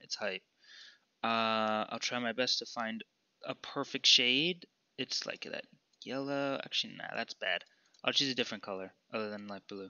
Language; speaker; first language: English; native; English